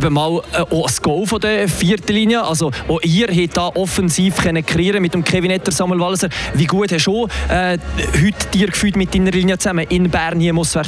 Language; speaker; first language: German; native; German